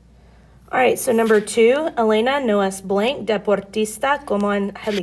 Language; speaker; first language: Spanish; non-native, fluent; English